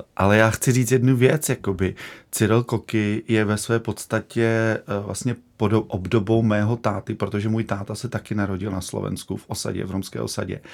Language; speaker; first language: Czech; native; Czech